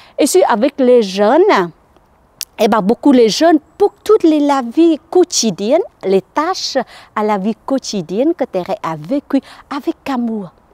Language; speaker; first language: French; non-native, learner; Vietnamese